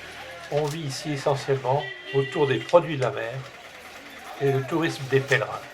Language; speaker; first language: French; native; French